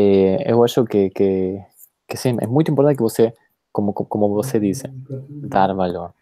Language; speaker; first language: Portuguese; non-native, fluent; Spanish